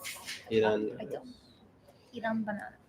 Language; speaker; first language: Japanese; non-native, fluent; Chinese